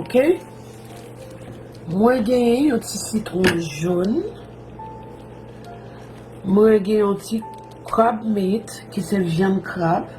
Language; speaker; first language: French; non-native, local second language; Haitian Creole